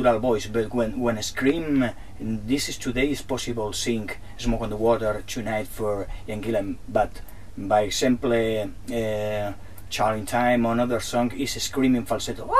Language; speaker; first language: English; non-native, learner; Spanish